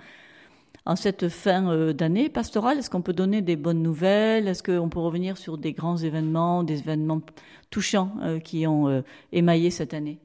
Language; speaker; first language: French; native; French